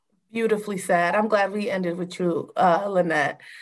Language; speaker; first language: English; early bilingual, other home language; Spanish